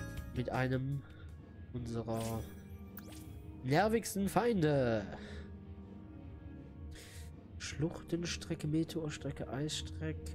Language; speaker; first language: German; native; German